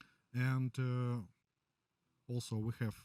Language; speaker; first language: English; non-native, learner; Russian